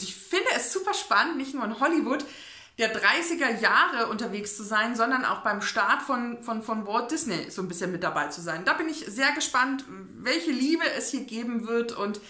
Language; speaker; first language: German; native; German